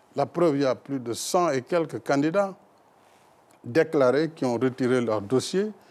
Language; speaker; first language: French; non-native, local second language; Fula